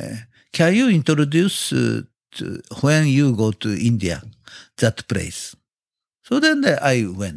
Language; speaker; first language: English; non-native, learner; Japanese